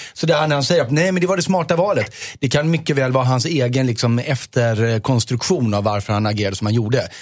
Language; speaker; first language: Swedish; native; Swedish